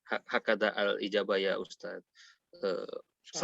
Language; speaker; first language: Arabic; non-native, fluent; Indonesian